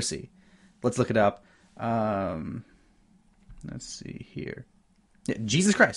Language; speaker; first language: English; native; English